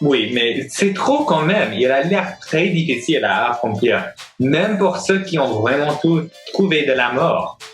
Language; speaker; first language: French; non-native, learner; English